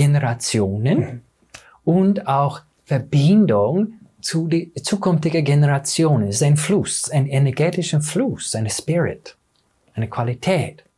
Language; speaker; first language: German; non-native, fluent; English